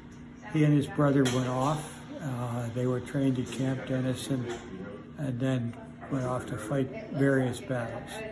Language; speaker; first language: English; native; English